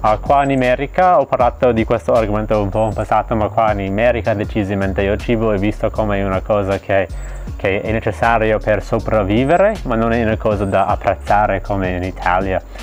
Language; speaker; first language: Italian; non-native, fluent; English